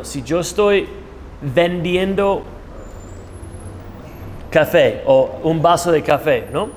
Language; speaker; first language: Spanish; non-native, fluent; English